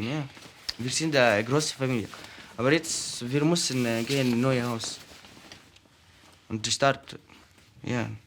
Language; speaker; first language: German; non-native, learner; Arabic